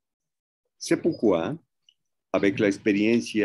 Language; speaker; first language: French; non-native, fluent; Spanish